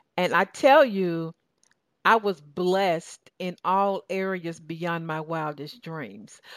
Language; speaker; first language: English; native; English